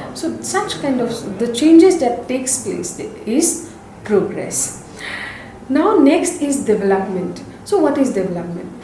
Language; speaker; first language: English; non-native, local second language; Assamese